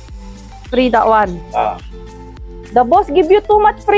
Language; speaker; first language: English; non-native, local second language; Filipino